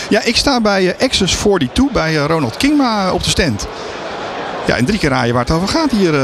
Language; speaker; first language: Dutch; native; Dutch